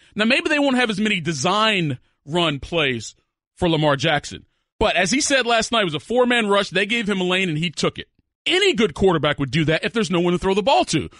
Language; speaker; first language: English; native; English